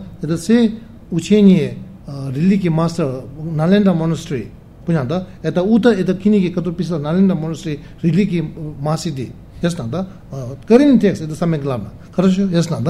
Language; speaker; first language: Russian; non-native, learner; Tibetan